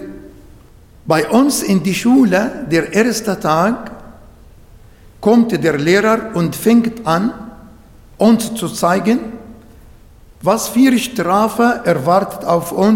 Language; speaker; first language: German; non-native, fluent; Arabic